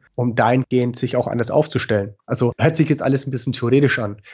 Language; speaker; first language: German; native; German